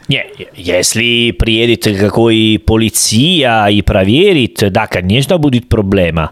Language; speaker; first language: Russian; non-native, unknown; Italian